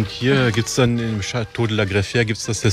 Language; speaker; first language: German; native; German